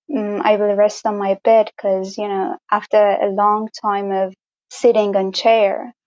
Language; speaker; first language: English; non-native, fluent; Persian